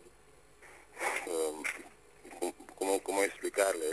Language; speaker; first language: Spanish; non-native, fluent; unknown